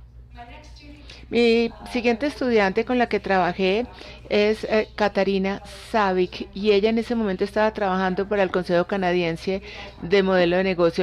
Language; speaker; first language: Spanish; non-native, fluent; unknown